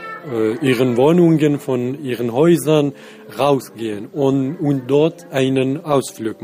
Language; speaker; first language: German; non-native, fluent; Central Kurdish